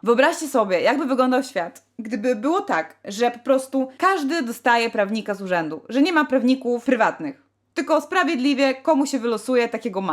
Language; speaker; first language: Polish; native; Polish